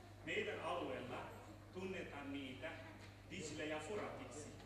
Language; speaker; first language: Finnish; non-native, learner; Central Kurdish